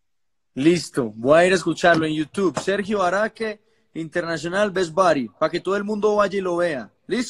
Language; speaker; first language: Spanish; native; Spanish